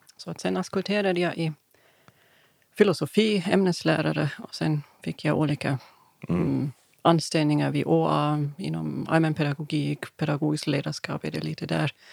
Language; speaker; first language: Swedish; non-native, fluent; German